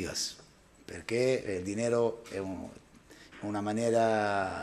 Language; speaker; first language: Spanish; non-native, learner; Italian